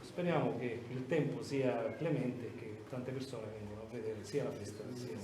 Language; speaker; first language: Italian; native; Italian